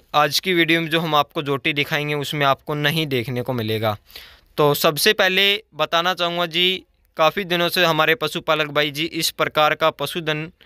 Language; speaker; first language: Hindi; native; Hindi